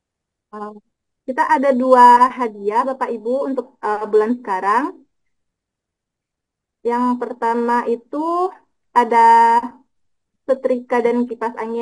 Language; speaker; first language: Indonesian; native; Indonesian